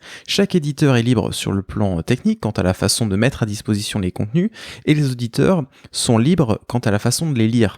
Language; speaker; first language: French; native; French